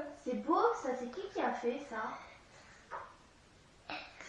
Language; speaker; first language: French; native; French